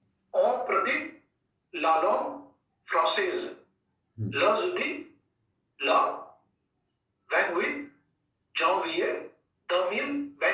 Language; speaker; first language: French; non-native, learner; Hindi